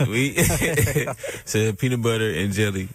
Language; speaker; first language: French; non-native, learner; English